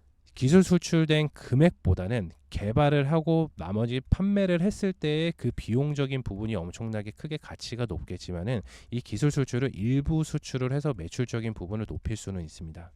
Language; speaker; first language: Korean; native; Korean